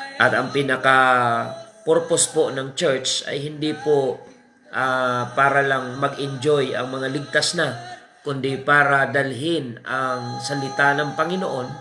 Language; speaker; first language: Filipino; non-native, local second language; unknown